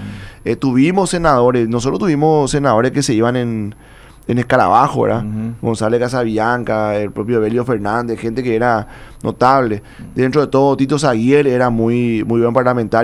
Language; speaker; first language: Spanish; native; Spanish